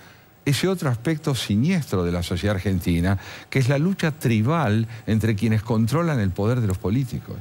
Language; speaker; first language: Spanish; native; Spanish